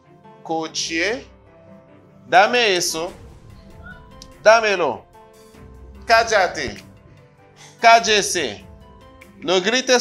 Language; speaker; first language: Spanish; non-native, fluent; Haitian Creole